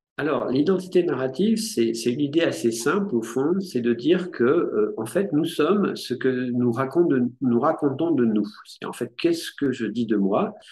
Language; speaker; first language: French; native; French